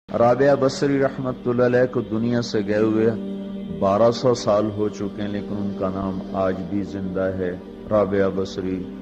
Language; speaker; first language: Urdu; non-native, local second language; Punjabi